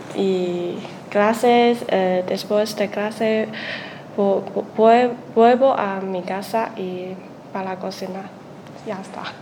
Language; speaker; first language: Spanish; non-native, learner; Chinese